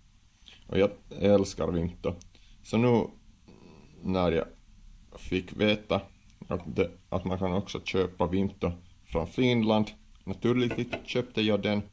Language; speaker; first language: Swedish; non-native, fluent; Finnish